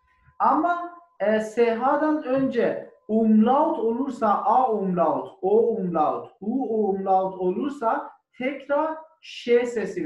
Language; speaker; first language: Turkish; non-native, learner; German